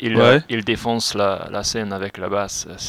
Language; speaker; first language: French; non-native, fluent; English